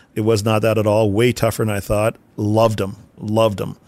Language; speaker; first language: English; native; English